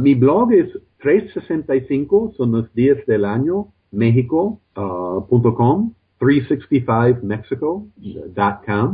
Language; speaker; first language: Spanish; non-native, fluent; English